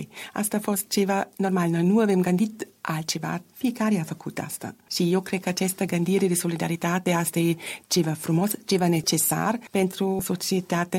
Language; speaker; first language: Romanian; non-native, learner; German